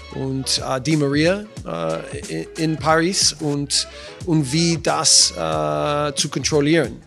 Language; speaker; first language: German; non-native, learner; English